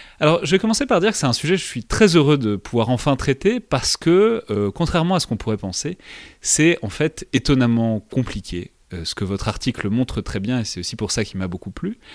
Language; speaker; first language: French; native; French